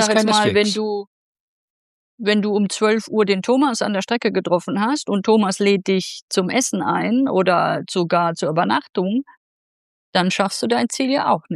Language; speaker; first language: German; native; German